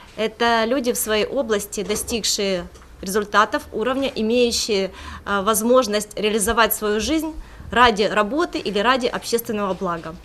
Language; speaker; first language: Russian; native; Russian